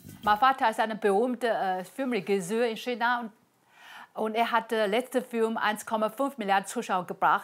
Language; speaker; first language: German; non-native, learner; Chinese